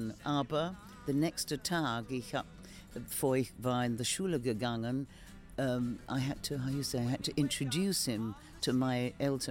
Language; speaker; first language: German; non-native, learner; English